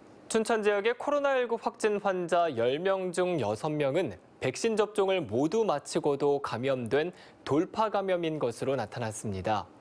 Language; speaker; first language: Korean; native; Korean